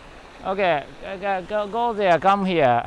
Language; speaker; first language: English; non-native, learner; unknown